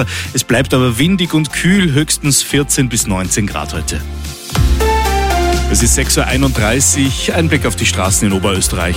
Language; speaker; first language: German; native; German